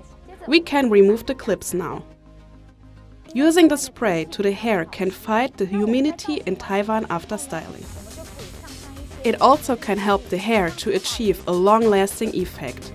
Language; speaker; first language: English; non-native, fluent; Chinese